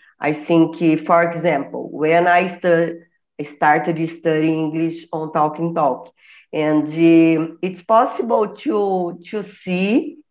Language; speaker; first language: English; non-native, learner; Portuguese